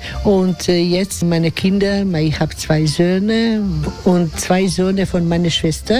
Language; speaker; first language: German; non-native, learner; Croatian